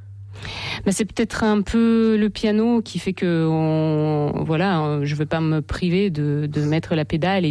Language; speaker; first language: French; non-native, fluent; Russian